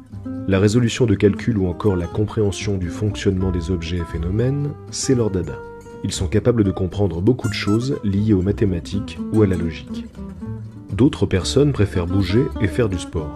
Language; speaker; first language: French; native; French